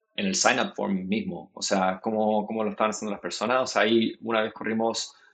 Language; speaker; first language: Spanish; native; Spanish